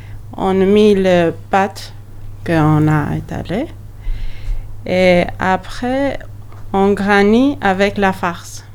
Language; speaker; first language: French; non-native, learner; Albanian